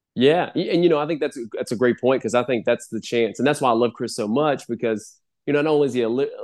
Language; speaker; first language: English; native; English